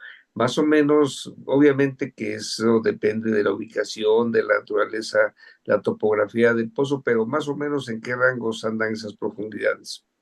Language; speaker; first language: Spanish; native; Spanish